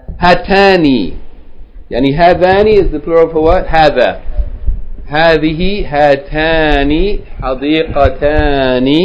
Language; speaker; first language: Arabic; non-native, fluent; English